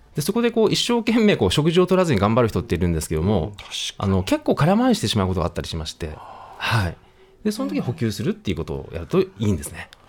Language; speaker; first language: Japanese; native; Japanese